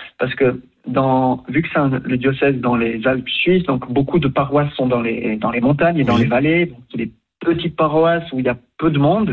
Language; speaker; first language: French; native; French